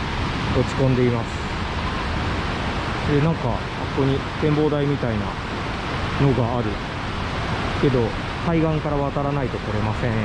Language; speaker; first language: Japanese; native; Japanese